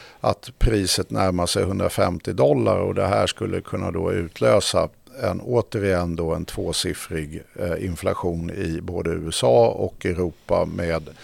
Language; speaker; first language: Swedish; native; Swedish